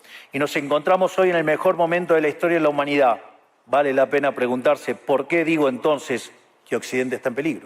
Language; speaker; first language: Spanish; native; Spanish